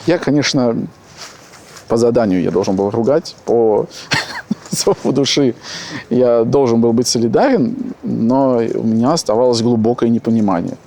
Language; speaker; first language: Russian; native; Russian